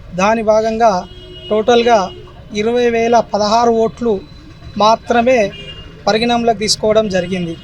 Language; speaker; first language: Telugu; native; Telugu